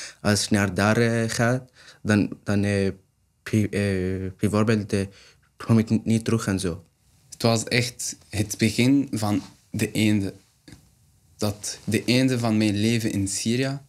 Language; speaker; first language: Dutch; non-native, learner; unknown